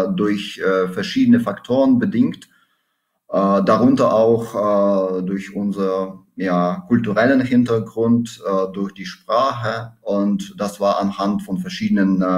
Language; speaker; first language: German; non-native, fluent; Russian